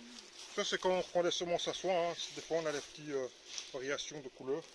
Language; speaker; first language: French; native; French